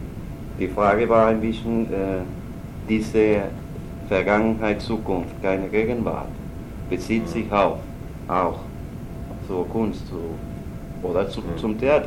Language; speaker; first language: German; non-native, learner; Spanish